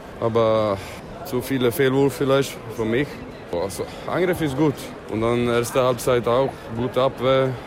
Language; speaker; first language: German; non-native, learner; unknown